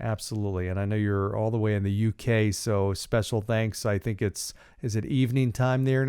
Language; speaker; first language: English; native; English